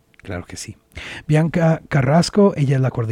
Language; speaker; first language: Spanish; native; Spanish